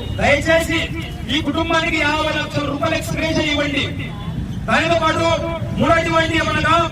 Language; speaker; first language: Telugu; native; Telugu